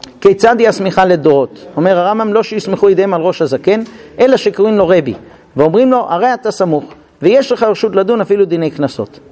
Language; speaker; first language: Hebrew; non-native, fluent; English